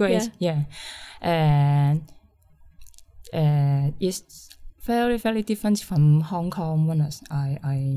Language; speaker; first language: English; non-native, learner; Cantonese